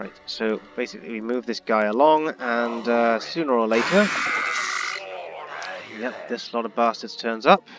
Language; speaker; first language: English; native; English